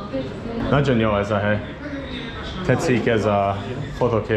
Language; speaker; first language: Hungarian; non-native, learner; English